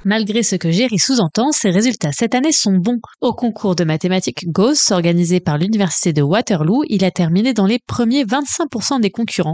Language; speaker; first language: French; native; French